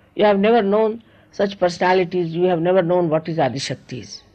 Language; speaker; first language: English; non-native, local second language; Marathi